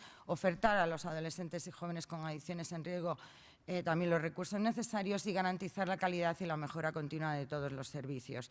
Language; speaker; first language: Spanish; native; Spanish